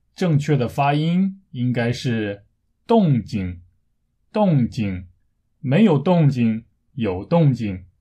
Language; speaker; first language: Chinese; native; Chinese